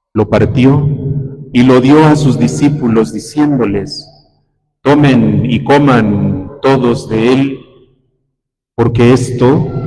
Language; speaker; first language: Spanish; native; Spanish